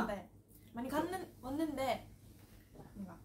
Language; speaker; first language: Korean; non-native, learner; Japanese